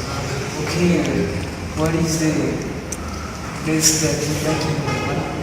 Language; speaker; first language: English; non-native, learner; Spanish